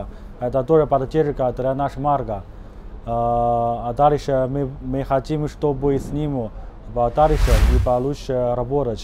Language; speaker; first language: Russian; non-native, learner; Chinese